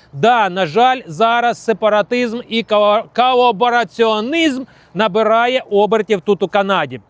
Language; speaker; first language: Ukrainian; non-native, local second language; Russian